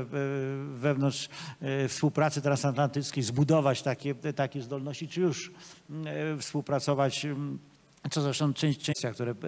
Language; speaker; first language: Polish; native; Polish